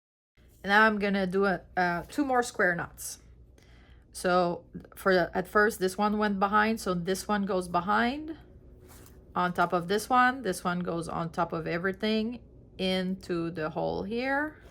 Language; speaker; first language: English; non-native, fluent; French